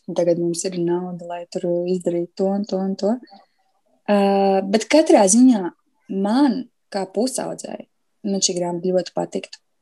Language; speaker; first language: Latvian; native; Latvian